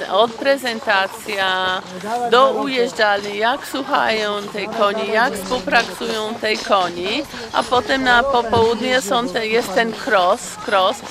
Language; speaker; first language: Polish; non-native, learner; English